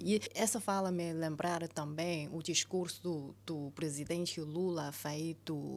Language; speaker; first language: Portuguese; non-native, fluent; Chinese